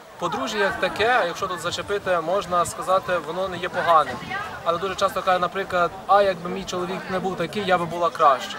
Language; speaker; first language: Ukrainian; native; Ukrainian